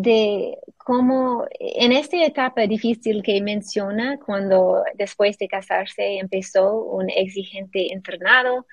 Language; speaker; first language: Spanish; non-native, fluent; English